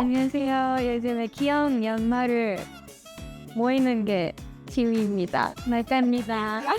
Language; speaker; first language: Korean; non-native, learner; Japanese